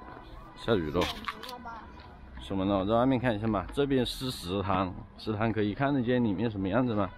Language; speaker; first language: Chinese; native; Chinese